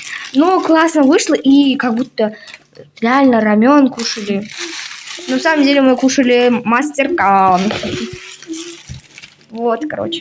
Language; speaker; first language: Russian; non-native, local second language; Kazakh